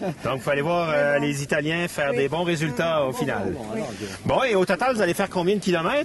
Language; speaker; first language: French; native; French